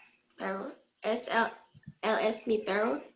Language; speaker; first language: Spanish; non-native, learner; English